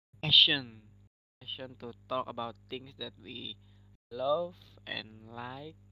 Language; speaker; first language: English; non-native, learner; Indonesian